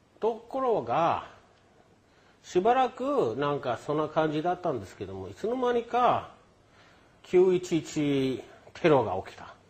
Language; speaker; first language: Japanese; non-native, fluent; English